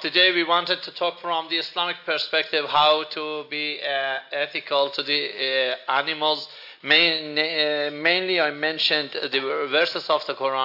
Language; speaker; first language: English; non-native, fluent; Persian